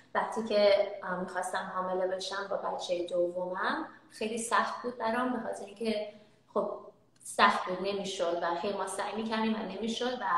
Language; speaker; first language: Persian; early bilingual, heritage; Persian